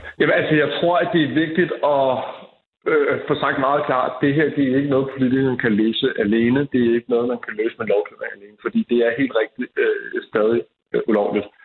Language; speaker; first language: Danish; native; Danish